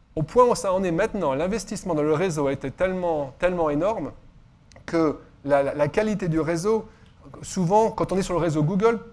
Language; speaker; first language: French; native; French